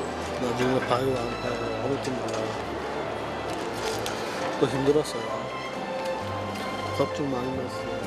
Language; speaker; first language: Korean; non-native, learner; Bangla